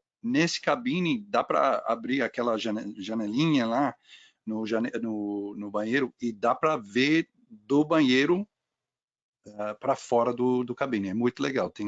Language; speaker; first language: Portuguese; non-native, fluent; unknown